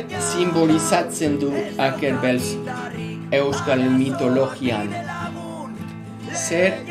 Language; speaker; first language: Basque; non-native, learner; English